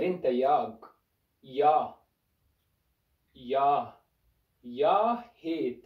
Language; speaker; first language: Swedish; non-native, learner; Arabic